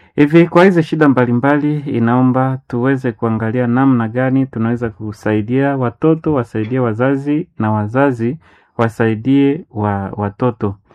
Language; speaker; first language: Swahili; non-native, local second language; Nande